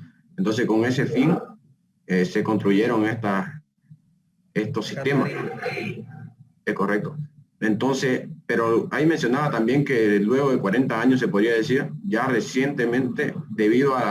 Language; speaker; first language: Spanish; native; Spanish